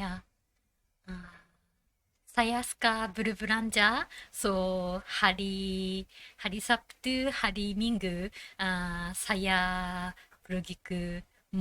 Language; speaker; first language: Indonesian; non-native, learner; Japanese